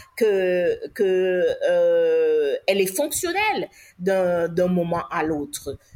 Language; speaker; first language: French; non-native, local second language; English